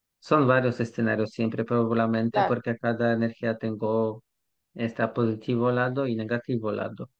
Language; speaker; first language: Spanish; non-native, learner; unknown